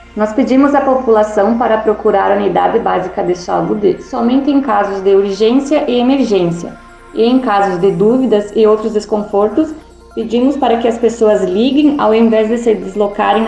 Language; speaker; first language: Portuguese; native; Portuguese